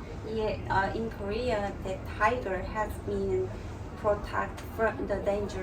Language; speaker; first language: English; non-native, learner; Korean